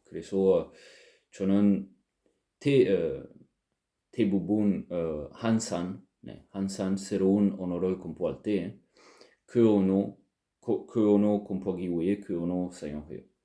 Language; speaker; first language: Korean; non-native, learner; French